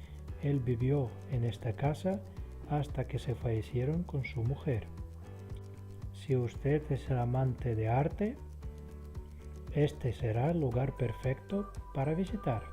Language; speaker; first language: Spanish; non-native, fluent; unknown